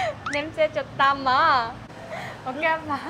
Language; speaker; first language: Korean; non-native, learner; Vietnamese